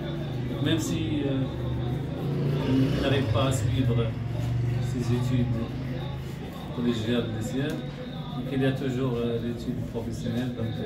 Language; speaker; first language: French; non-native, local second language; Arabic